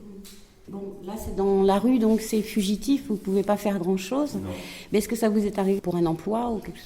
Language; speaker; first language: French; native; French